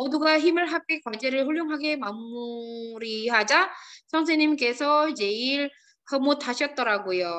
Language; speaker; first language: Korean; non-native, fluent; Indonesian